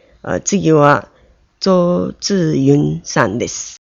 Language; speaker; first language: Japanese; non-native, fluent; Chinese